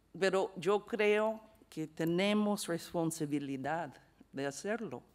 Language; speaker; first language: Spanish; non-native, fluent; English